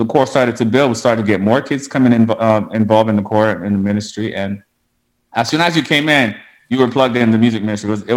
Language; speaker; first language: English; non-native, fluent; Haitian Creole